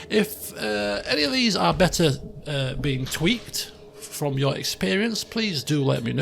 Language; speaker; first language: English; native; English